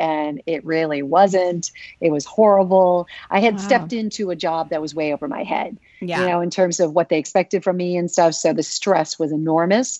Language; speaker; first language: English; native; English